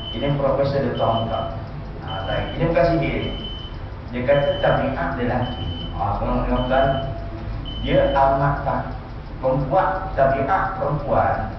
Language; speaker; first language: Malay; non-native, local second language; Tamil